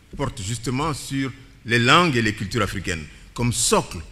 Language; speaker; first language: French; non-native, local second language; Bambara